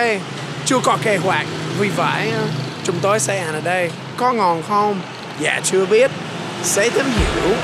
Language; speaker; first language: Vietnamese; non-native, learner; English